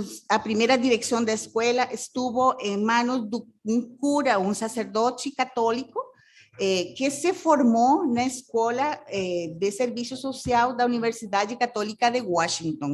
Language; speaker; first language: Portuguese; non-native, fluent; Spanish